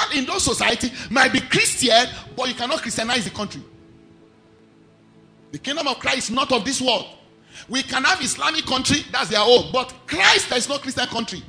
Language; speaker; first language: English; non-native, local second language; Yoruba